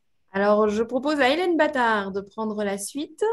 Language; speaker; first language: French; native; French